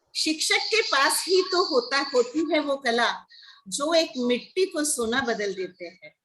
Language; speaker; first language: Hindi; non-native, local second language; Marathi